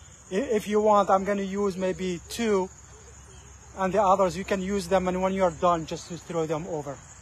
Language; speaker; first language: English; non-native, fluent; Arabic